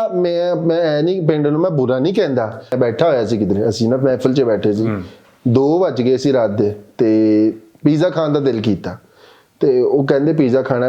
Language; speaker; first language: Punjabi; non-native, local second language; Urdu